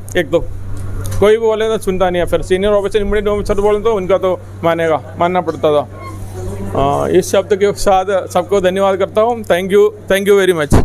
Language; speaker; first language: Hindi; non-native, local second language; Malayalam